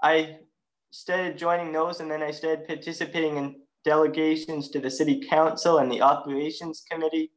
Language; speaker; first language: English; native; English